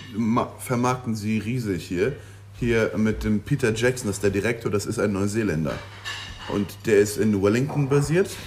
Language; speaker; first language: German; non-native, local second language; Luxembourgish